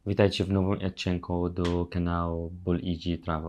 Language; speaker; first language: Polish; non-native, learner; Arabic